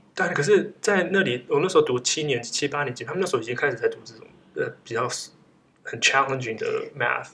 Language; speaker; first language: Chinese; early bilingual, heritage; Chinese